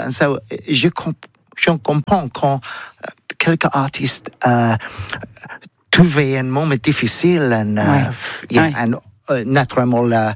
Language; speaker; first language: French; non-native, learner; English